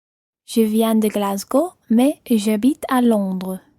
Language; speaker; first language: French; non-native, learner; English